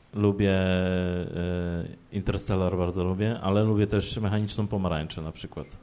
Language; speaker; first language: Polish; native; Polish